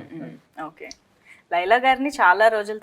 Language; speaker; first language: Telugu; native; Telugu